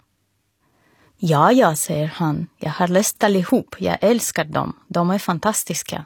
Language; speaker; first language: Swedish; non-native, fluent; Russian